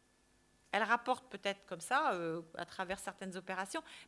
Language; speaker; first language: French; native; French